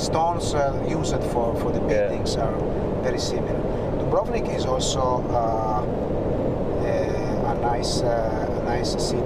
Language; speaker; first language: English; non-native, learner; Italian